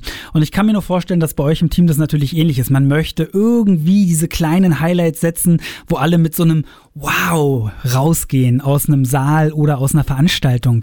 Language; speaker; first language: German; native; German